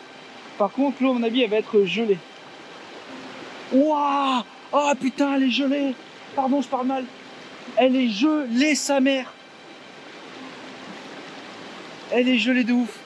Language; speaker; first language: French; native; French